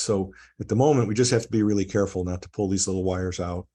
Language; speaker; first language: English; native; English